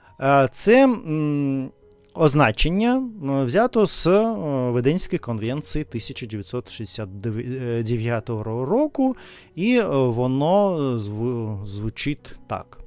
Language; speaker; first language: Ukrainian; non-native, learner; Russian